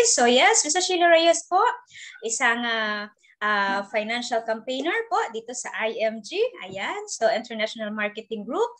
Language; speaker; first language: Filipino; native; Filipino